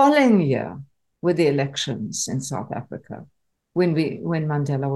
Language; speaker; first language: English; native; English